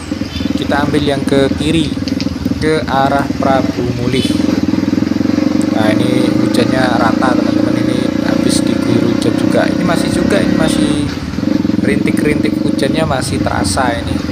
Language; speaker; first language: Indonesian; native; Indonesian